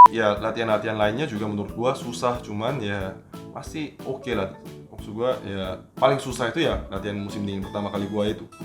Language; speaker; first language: Indonesian; early bilingual, other home language; Korean